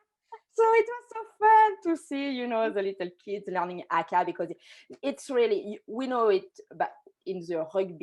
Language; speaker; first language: English; non-native, fluent; French